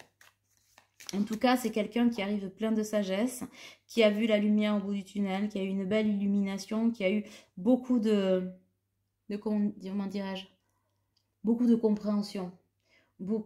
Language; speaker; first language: French; native; French